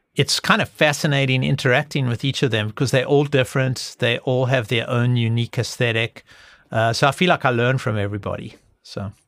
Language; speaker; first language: English; native; English